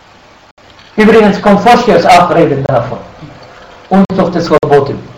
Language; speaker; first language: German; non-native, fluent; Arabic